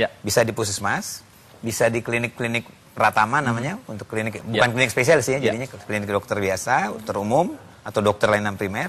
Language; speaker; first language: Indonesian; native; Indonesian